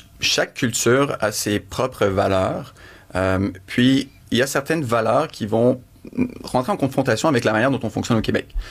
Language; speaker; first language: French; early bilingual, other home language; Arabic